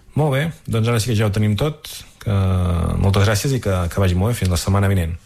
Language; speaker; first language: Catalan; native; Catalan